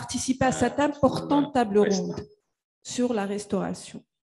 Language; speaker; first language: French; non-native, fluent; Italian